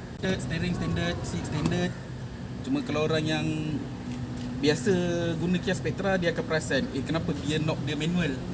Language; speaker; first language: Malay; native; Malay